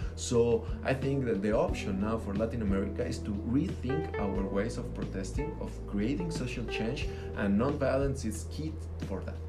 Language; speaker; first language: English; non-native, fluent; Spanish